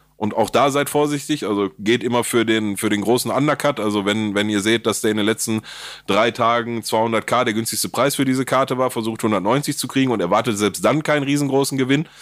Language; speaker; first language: German; native; German